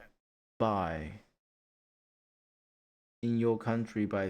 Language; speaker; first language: English; non-native, learner; Japanese